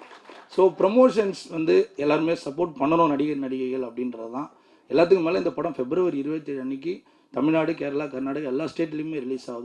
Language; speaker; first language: Tamil; native; Tamil